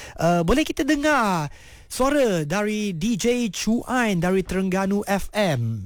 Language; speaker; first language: Malay; non-native, local second language; Chinese